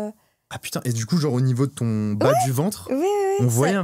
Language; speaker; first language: French; native; French